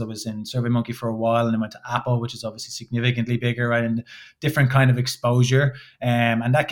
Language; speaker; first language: English; native; English